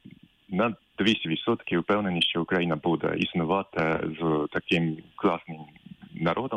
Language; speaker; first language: Ukrainian; non-native, fluent; Japanese